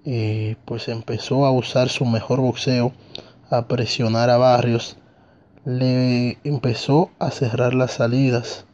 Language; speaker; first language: Spanish; native; Spanish